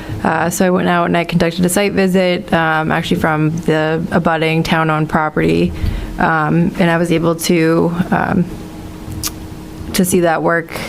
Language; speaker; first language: English; native; English